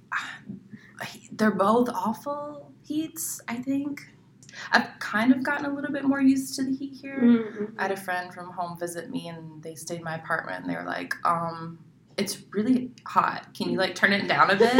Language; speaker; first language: English; native; English